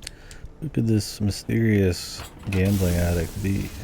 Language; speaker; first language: English; native; English